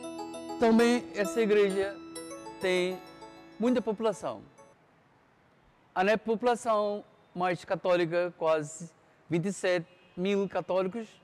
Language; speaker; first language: Portuguese; non-native, local second language; Konkani